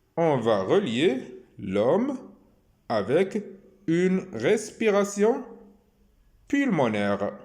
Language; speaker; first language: French; non-native, local second language; Arabic